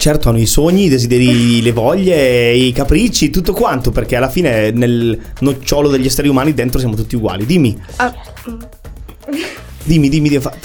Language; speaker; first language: Italian; native; Italian